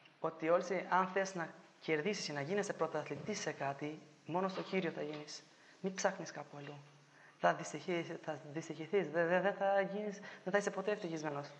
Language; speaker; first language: Greek; non-native, fluent; Albanian